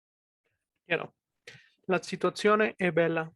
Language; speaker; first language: Italian; non-native, learner; Spanish